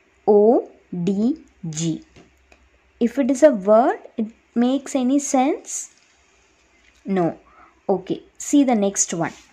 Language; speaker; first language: English; non-native, local second language; Tamil